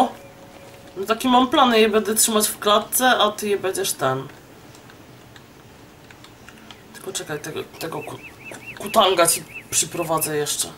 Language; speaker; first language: Polish; native; Polish